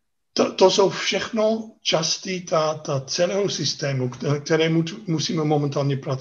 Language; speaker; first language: Czech; non-native, fluent; Dutch